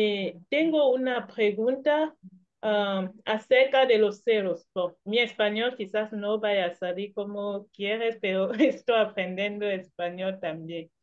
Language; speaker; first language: Spanish; non-native, learner; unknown